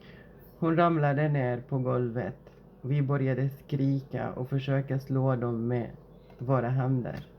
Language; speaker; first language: Swedish; non-native, fluent; Arabic